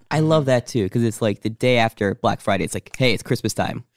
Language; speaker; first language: English; native; English